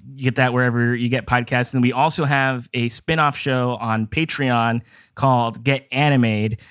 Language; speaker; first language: English; native; English